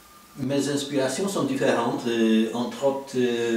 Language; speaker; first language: French; non-native, fluent; Polish